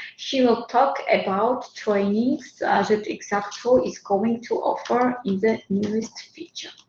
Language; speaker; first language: English; non-native, fluent; Georgian